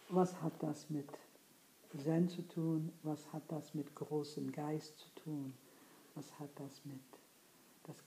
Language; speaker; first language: German; non-native, fluent; English